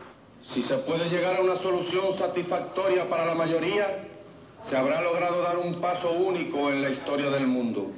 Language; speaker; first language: Spanish; native; Spanish